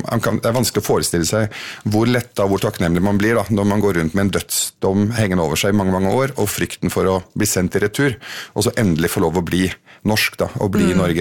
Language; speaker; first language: Norwegian; early bilingual, other home language; Arabic